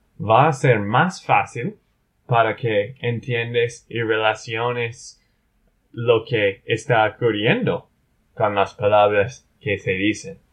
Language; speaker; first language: Spanish; non-native, learner; English